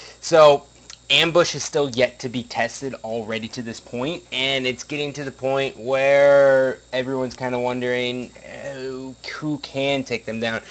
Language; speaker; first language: English; native; English